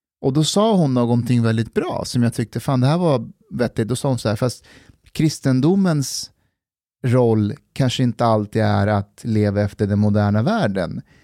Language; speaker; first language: Swedish; early bilingual, other home language; Persian